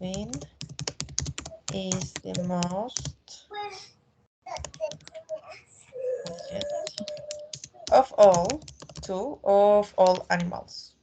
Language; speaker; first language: English; non-native, learner; Spanish